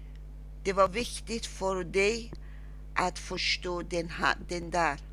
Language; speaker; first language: Swedish; non-native, learner; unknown